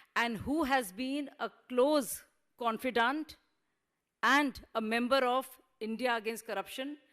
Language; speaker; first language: English; non-native, local second language; Hindi